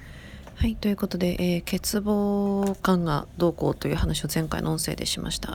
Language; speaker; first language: Japanese; native; Japanese